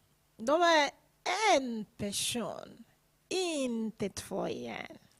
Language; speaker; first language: Swedish; non-native, learner; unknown